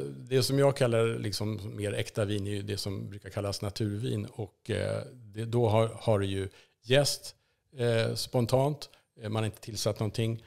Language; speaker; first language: Swedish; native; Swedish